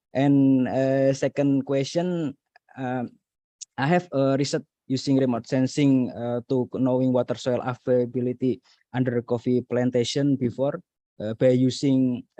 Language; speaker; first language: English; non-native, learner; Indonesian